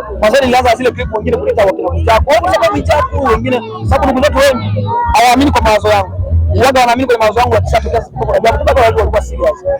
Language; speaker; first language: Swahili; early bilingual, other home language; Bembe